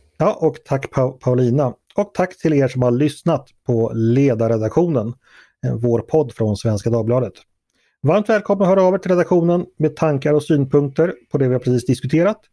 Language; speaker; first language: Swedish; native; Swedish